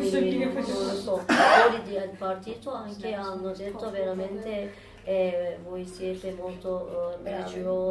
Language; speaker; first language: Italian; non-native, learner; Turkish